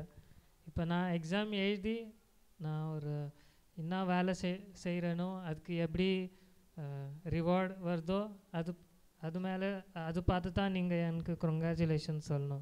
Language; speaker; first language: Tamil; non-native, fluent; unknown